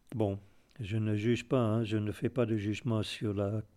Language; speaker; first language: French; non-native, fluent; Afrikaans